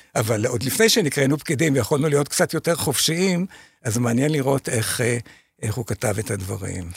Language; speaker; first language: Hebrew; native; Hebrew